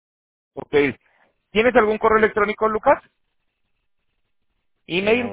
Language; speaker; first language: Spanish; native; Spanish